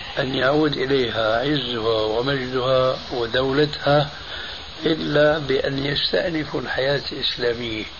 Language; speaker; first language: Arabic; early bilingual, other home language; Albanian